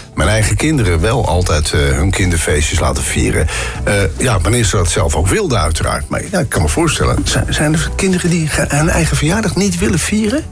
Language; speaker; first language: Dutch; native; Dutch